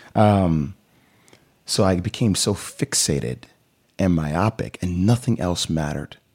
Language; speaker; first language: English; native; English